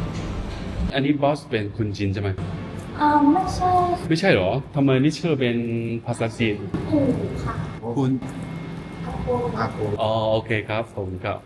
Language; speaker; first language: Thai; non-native, learner; Chinese